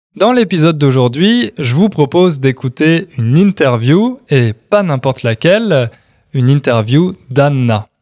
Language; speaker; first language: French; native; French